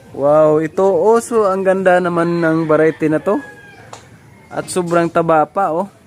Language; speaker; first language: Filipino; non-native, local second language; Cebuano